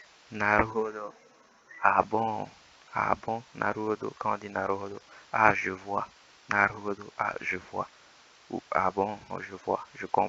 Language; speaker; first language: French; native; French